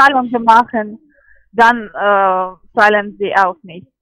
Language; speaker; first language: German; non-native, learner; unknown